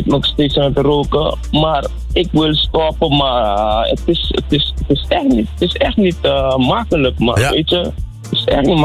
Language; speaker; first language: Dutch; non-native, local second language; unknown